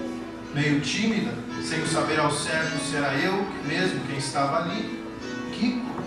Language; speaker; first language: Portuguese; native; Portuguese